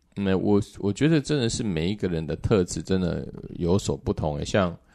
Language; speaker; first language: Chinese; native; Chinese